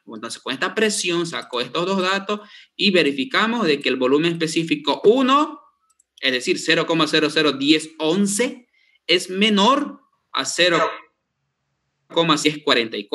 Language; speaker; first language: Spanish; native; Spanish